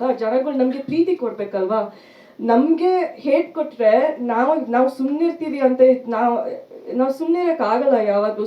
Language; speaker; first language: Kannada; early bilingual, heritage; Kannada